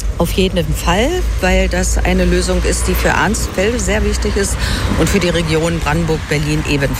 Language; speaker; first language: German; native; German